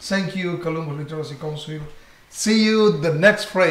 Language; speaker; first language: English; non-native, learner; Spanish